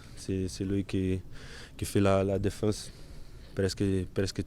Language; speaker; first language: French; non-native, learner; Portuguese